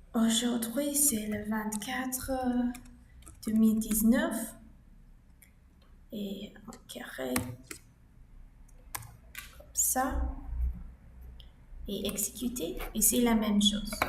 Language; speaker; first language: French; non-native, learner; English